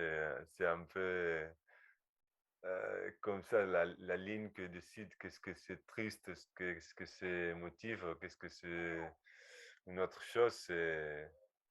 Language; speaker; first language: French; non-native, learner; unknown